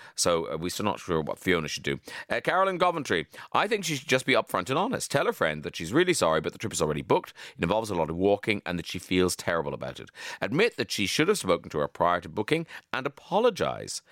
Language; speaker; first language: English; native; English